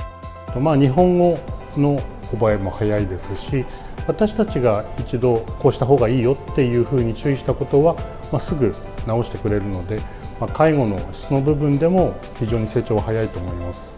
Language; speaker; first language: Japanese; native; Japanese